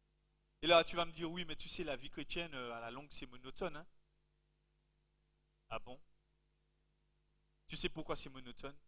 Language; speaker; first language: French; native; French